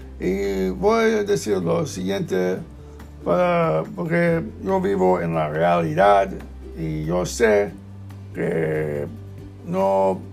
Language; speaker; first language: Spanish; non-native, learner; English